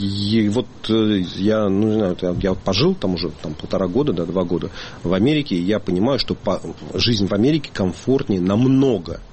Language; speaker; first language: Russian; native; Russian